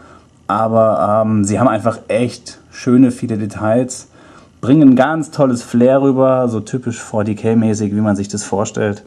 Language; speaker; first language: German; native; German